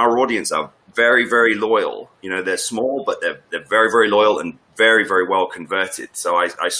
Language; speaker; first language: English; native; English